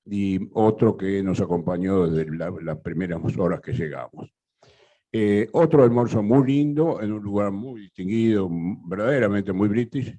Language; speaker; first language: Spanish; native; Spanish